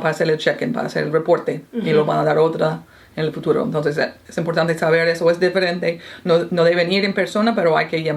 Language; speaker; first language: Spanish; non-native, fluent; English